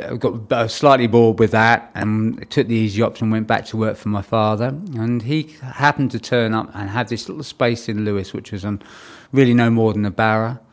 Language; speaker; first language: English; native; English